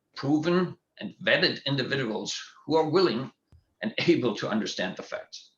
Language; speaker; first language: English; non-native, fluent; German